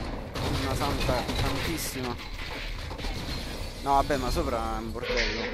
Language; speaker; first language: Italian; native; Italian